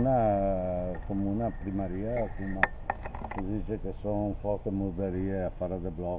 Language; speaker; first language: Romanian; non-native, learner; Italian